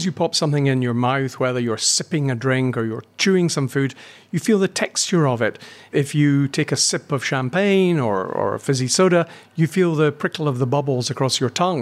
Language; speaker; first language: English; native; English